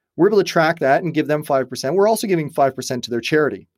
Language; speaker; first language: English; native; English